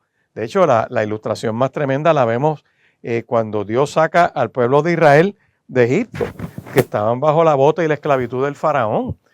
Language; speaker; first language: Spanish; native; Spanish